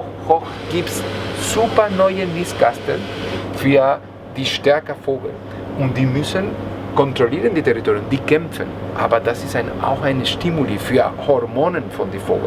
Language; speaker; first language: German; non-native, learner; Spanish